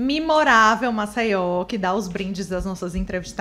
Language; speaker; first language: Portuguese; native; Portuguese